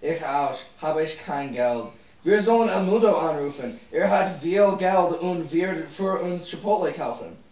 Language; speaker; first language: German; non-native, learner; English